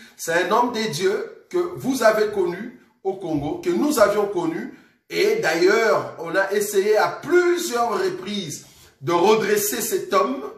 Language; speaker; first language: French; non-native, local second language; Lingala